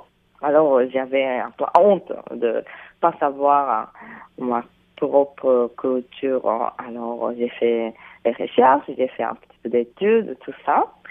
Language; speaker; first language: French; non-native, fluent; Japanese